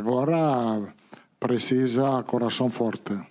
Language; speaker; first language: Portuguese; non-native, learner; Italian